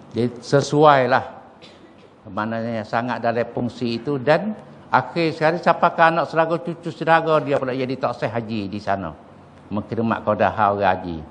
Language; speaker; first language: Malay; native; Malay